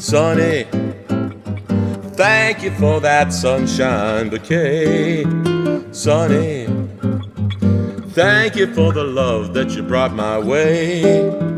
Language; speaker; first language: English; native; English